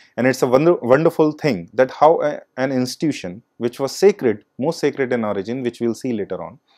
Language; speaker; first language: English; non-native, local second language; Hindi